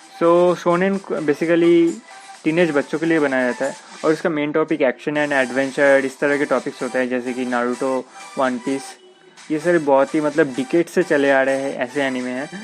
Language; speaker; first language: Hindi; non-native, local second language; Bangla